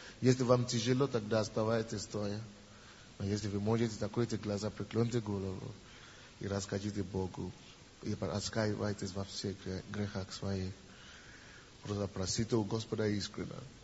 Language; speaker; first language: Russian; non-native, fluent; Yoruba